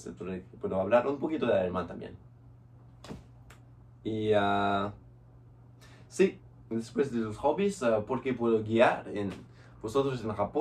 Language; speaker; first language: Spanish; non-native, fluent; English